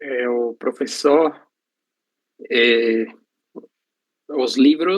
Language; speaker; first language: Portuguese; non-native, learner; Spanish